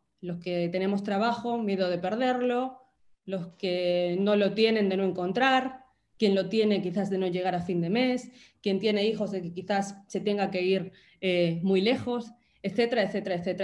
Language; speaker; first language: Spanish; native; Spanish